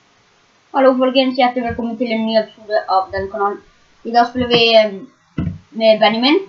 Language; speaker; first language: Norwegian; native; Norwegian